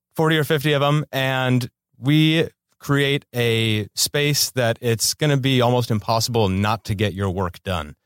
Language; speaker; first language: English; native; English